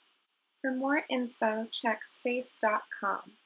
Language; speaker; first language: English; native; English